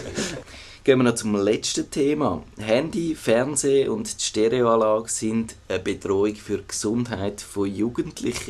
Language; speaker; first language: German; native; German